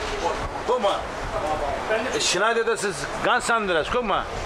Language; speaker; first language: German; non-native, learner; Turkish